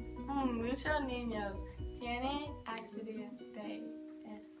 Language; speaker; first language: Spanish; non-native, learner; English